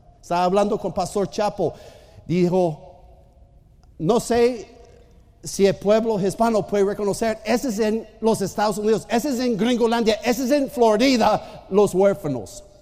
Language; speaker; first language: Spanish; non-native, fluent; English